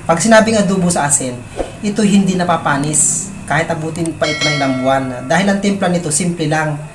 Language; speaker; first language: Filipino; non-native, local second language; Bikol